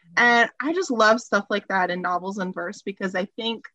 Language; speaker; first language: English; early bilingual, other home language; Spanish